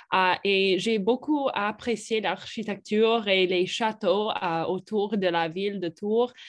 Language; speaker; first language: French; non-native, fluent; English